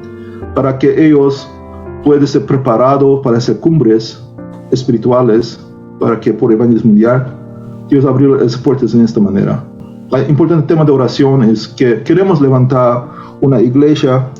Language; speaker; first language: Spanish; non-native, learner; Korean